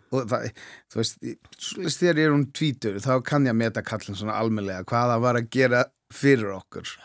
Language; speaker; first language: Icelandic; non-native, fluent; Faroese